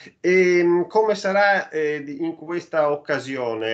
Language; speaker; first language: Italian; native; Italian